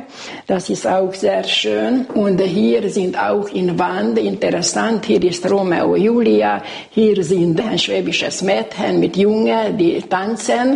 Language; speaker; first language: German; non-native, local second language; Hungarian